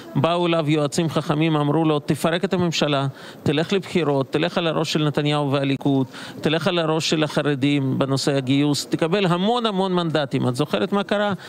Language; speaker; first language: Hebrew; non-native, fluent; Russian